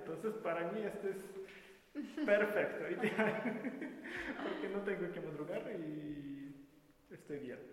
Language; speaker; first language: Spanish; non-native, fluent; Russian